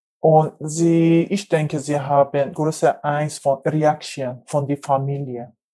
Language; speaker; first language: German; non-native, learner; Persian